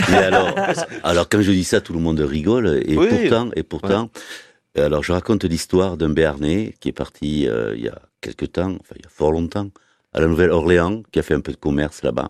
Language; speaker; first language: French; native; French